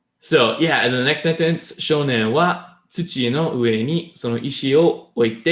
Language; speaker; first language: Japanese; non-native, learner; English